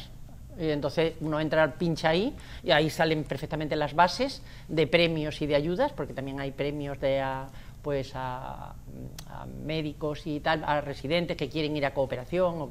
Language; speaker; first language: Spanish; native; Spanish